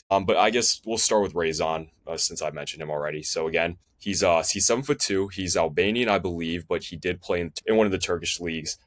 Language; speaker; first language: English; native; English